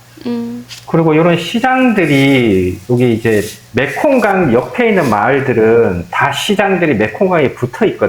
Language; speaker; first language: Korean; native; Korean